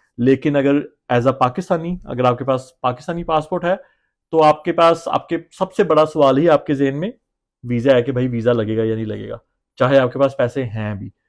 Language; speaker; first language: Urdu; native; Urdu